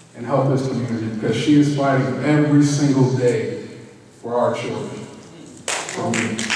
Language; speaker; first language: English; native; English